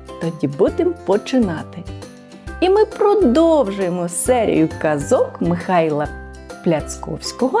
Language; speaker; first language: Ukrainian; native; Ukrainian